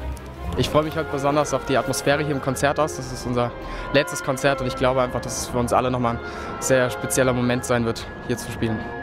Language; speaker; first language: German; native; German